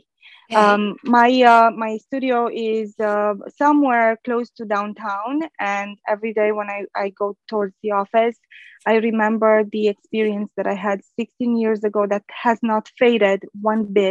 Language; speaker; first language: English; non-native, fluent; Romanian